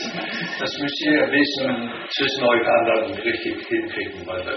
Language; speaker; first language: German; non-native, fluent; Danish